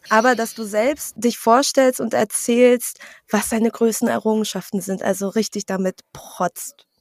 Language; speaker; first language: German; early bilingual, other home language; Vietnamese